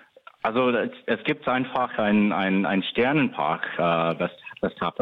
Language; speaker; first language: German; non-native, fluent; English